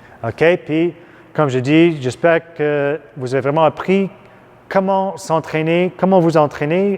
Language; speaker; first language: French; non-native, fluent; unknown